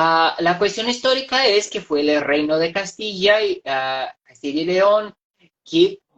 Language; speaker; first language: Spanish; non-native, fluent; Portuguese